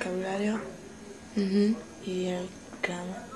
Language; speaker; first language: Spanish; non-native, learner; English